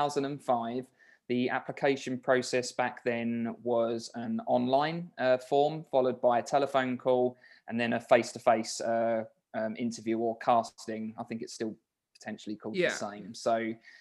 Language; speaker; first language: English; native; English